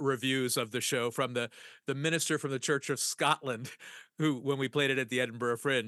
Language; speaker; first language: English; native; English